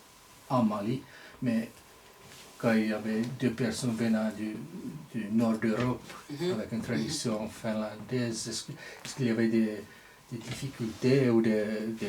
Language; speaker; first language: French; non-native, fluent; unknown